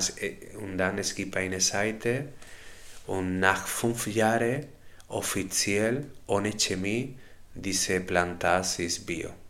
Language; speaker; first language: German; non-native, learner; Spanish